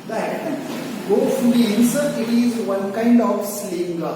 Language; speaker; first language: English; non-native, local second language; Marathi